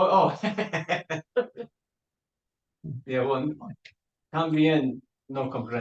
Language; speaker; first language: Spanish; non-native, learner; English